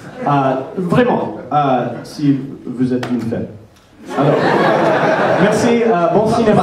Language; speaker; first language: French; non-native, learner; English